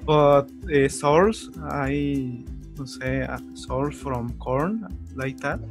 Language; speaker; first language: English; non-native, learner; Spanish